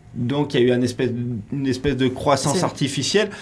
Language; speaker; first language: French; native; French